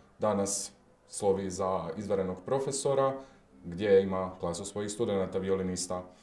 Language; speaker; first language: Croatian; native; Croatian